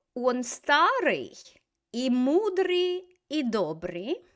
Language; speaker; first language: Russian; non-native, fluent; English